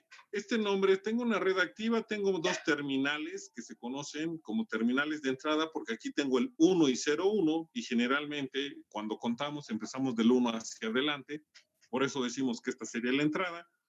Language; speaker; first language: Spanish; native; Spanish